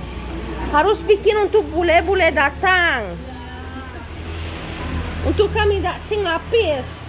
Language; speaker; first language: Indonesian; non-native, local second language; Balinese